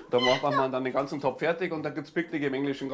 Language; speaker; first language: German; native; German